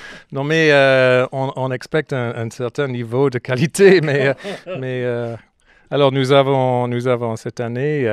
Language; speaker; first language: French; non-native, fluent; English